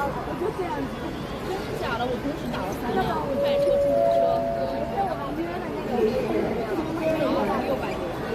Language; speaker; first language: Chinese; native; Chinese